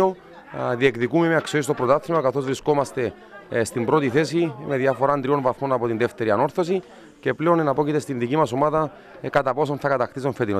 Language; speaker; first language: Greek; native; Greek